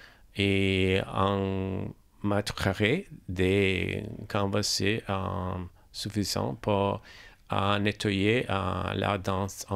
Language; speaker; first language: French; non-native, learner; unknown